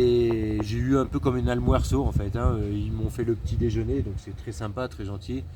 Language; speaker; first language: French; native; French